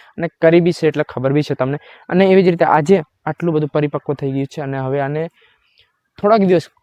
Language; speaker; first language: Gujarati; non-native, local second language; Rathawi